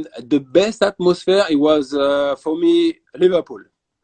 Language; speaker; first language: English; non-native, fluent; French